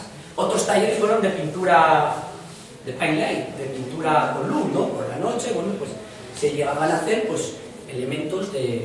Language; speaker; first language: Spanish; native; Spanish